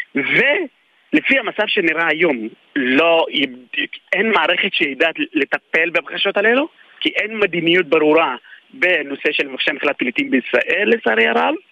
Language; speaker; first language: Hebrew; non-native, fluent; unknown